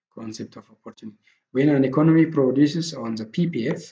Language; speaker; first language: English; non-native, local second language; Amharic